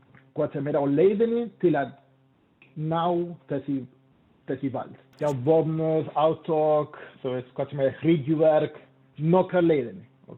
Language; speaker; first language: Icelandic; non-native, learner; Spanish